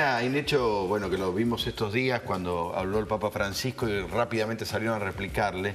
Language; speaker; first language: Spanish; native; Spanish